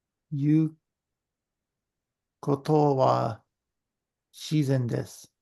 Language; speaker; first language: Japanese; non-native, learner; English